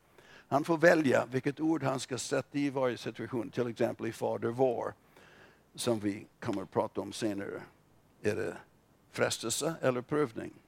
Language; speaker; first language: Swedish; non-native, fluent; English